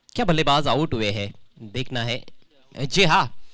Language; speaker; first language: Hindi; non-native, local second language; Marathi